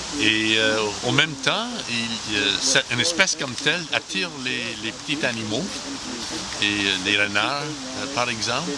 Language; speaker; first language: French; non-native, local second language; English